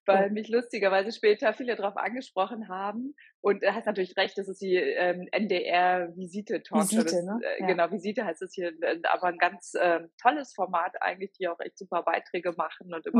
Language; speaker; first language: German; native; German